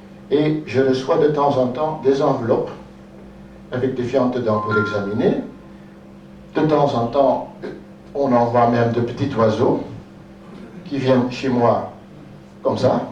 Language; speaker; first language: French; non-native, local second language; Dutch